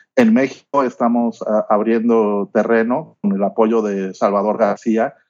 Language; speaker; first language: Spanish; native; Spanish